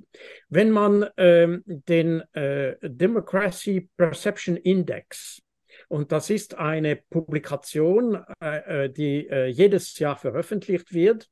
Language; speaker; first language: German; non-native, fluent; French